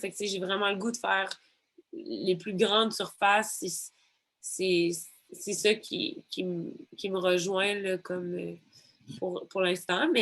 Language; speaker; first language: French; native; French